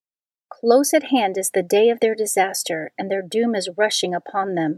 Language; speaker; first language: English; native; English